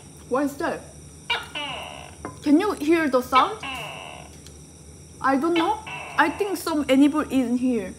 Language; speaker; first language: English; non-native, learner; Korean